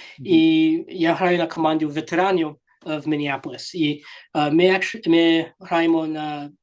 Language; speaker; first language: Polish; early bilingual, heritage; English